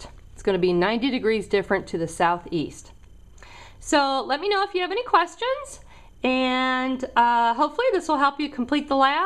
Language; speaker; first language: English; native; English